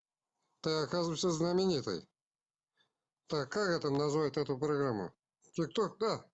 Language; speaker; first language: Russian; non-native, local second language; Kazakh